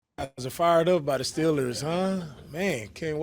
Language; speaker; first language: English; native; English